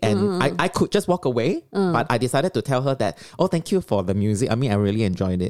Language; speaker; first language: English; non-native, local second language; Chinese